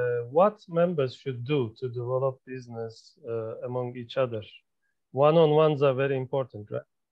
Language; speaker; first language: English; non-native, fluent; Turkish